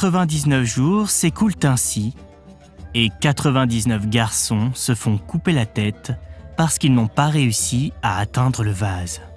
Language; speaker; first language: French; native; French